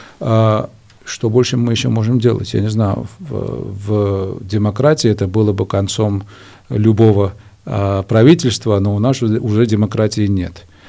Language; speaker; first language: Russian; non-native, local second language; Georgian